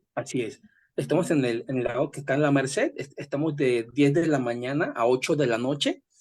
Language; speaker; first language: Spanish; native; Spanish